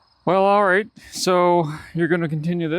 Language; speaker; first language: English; native; English